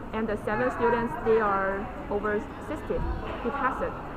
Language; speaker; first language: English; non-native, learner; Chinese